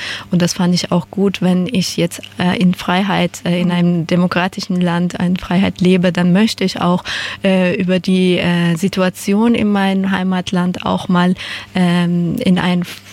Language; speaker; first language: German; non-native, fluent; Persian